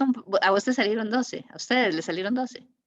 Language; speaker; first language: Spanish; native; Spanish